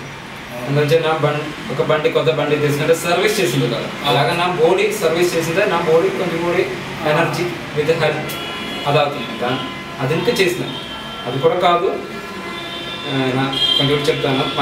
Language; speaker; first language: Telugu; non-native, learner; Malayalam